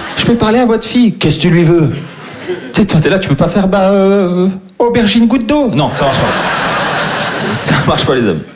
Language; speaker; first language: French; native; French